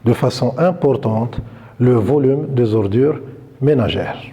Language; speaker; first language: French; non-native, local second language; Arabic